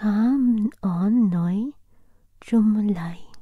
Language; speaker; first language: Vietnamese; non-native, learner; English